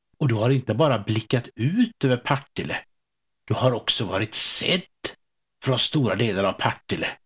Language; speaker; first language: Swedish; native; Swedish